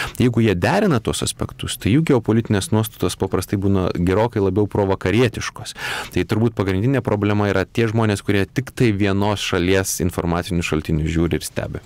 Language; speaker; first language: Lithuanian; native; Lithuanian